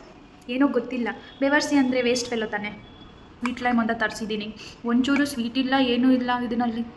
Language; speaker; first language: Kannada; non-native, local second language; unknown